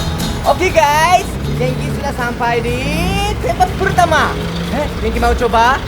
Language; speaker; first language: Indonesian; non-native, learner; Japanese